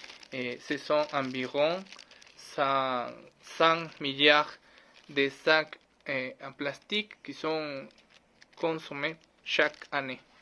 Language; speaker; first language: French; non-native, learner; Spanish